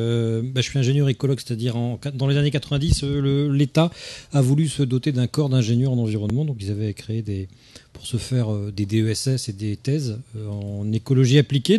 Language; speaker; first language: French; native; French